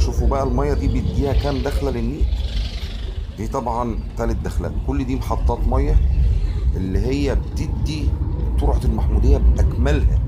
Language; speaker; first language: Arabic; native; Arabic